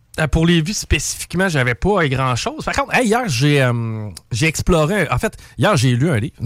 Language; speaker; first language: French; native; French